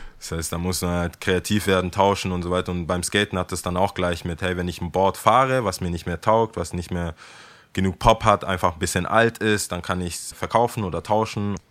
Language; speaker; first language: German; early bilingual, other home language; Akan